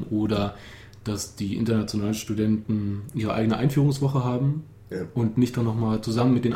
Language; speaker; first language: German; native; German